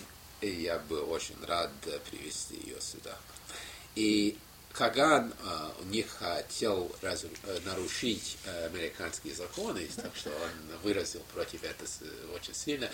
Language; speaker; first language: Russian; non-native, fluent; English